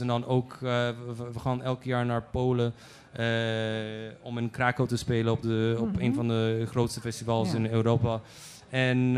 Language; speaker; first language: Dutch; non-native, fluent; Polish